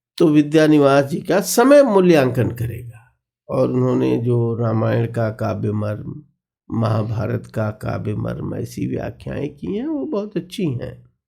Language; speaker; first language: Hindi; non-native, local second language; Bhojpuri